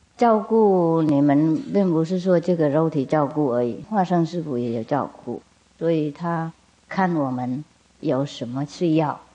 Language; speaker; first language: Chinese; non-native, fluent; Vietnamese